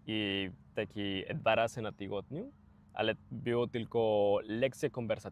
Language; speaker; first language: Polish; non-native, learner; Spanish